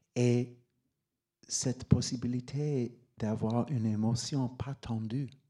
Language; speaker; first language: French; non-native, fluent; English